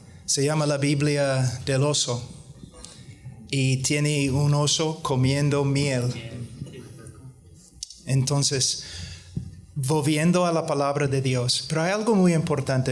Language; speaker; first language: Spanish; non-native, fluent; English